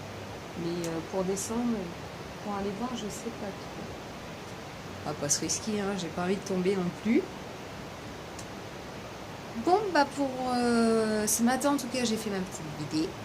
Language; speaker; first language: French; native; French